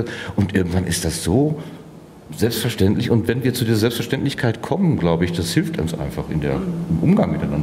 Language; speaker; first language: German; native; German